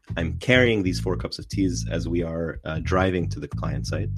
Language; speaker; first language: English; non-native, fluent; Arabic